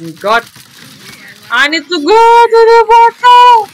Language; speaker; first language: English; non-native, learner; Indonesian